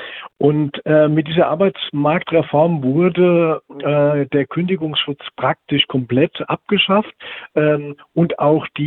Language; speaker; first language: German; native; German